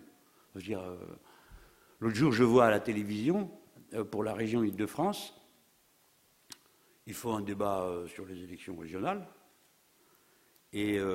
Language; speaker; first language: French; native; French